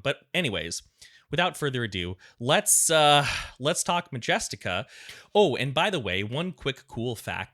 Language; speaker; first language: English; native; English